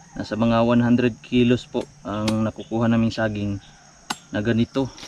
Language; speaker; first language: Filipino; non-native, local second language; Cebuano